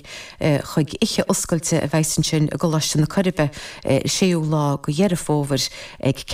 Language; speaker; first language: Irish; native; Irish